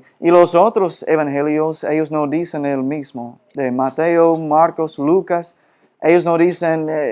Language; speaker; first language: Spanish; non-native, fluent; English